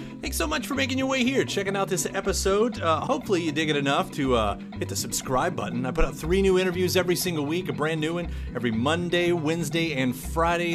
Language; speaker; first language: English; native; English